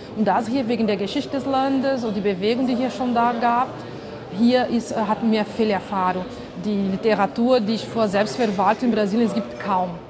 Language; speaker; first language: German; non-native, fluent; Portuguese